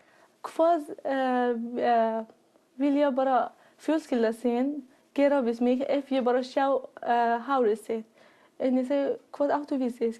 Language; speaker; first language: Icelandic; non-native, learner; Persian